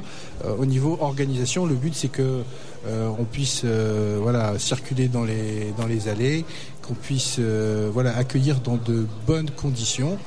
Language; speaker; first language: French; native; French